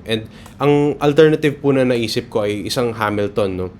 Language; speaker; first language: Filipino; native; Filipino